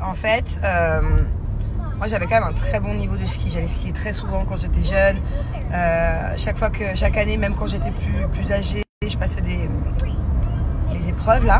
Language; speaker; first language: French; native; French